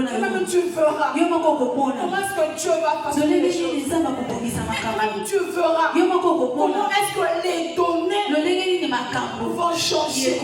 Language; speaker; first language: French; non-native, local second language; Lingala